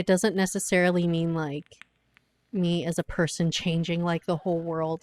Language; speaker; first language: English; native; English